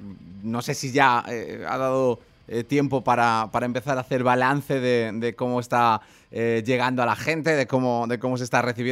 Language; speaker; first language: Spanish; native; Spanish